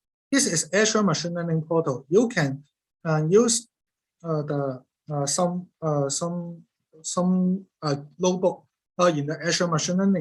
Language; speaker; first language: English; non-native, learner; Cantonese